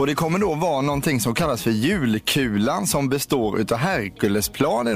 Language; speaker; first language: Swedish; native; Swedish